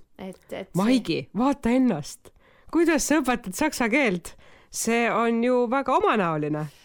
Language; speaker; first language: Estonian; non-native, local second language; Russian